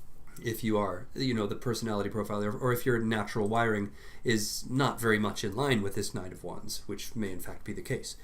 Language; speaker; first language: English; native; English